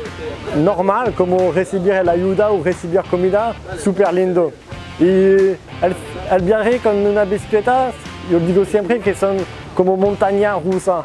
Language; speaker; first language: Spanish; non-native, learner; French